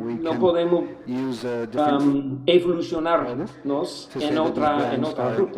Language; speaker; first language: Spanish; non-native, fluent; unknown